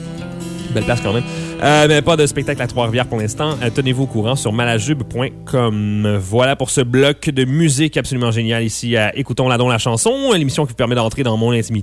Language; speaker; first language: French; native; French